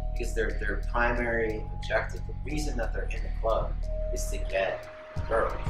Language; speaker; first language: English; native; English